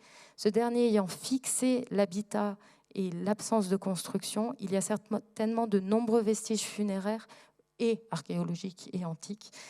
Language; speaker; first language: French; native; French